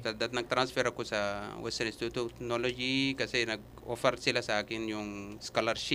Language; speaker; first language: Filipino; non-native, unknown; Arabic